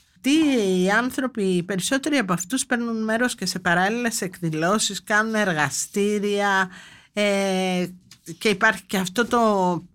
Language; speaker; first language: Greek; native; Greek